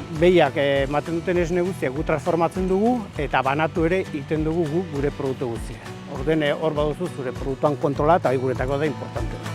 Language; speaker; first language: Basque; native; Basque